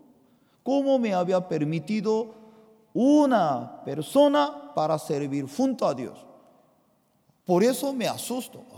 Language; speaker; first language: Spanish; non-native, fluent; Korean